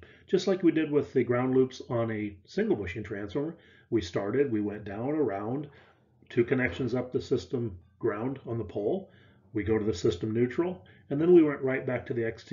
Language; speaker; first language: English; native; English